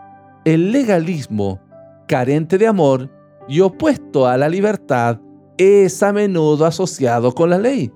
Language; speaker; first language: Spanish; native; Spanish